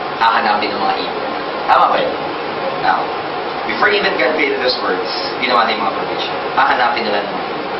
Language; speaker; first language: Filipino; native; Filipino